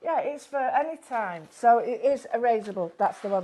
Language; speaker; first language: English; native; English